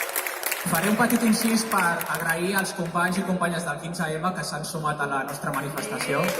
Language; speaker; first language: Catalan; native; Catalan